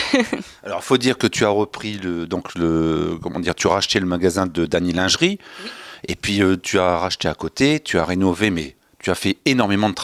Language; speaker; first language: French; native; French